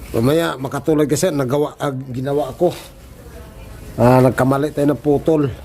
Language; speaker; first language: Filipino; native; Filipino